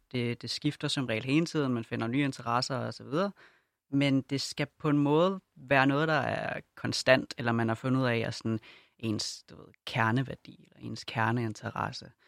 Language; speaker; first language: Danish; native; Danish